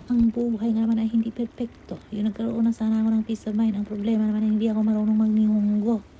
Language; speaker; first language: Filipino; non-native, local second language; Cebuano